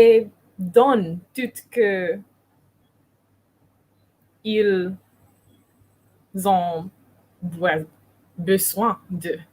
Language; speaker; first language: French; non-native, learner; English